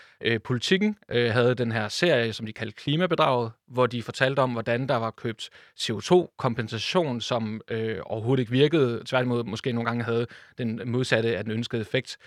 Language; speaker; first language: Danish; native; Danish